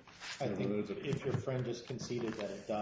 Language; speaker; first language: English; native; English